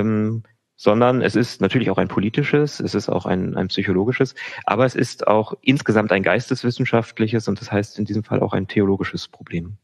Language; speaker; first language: German; native; German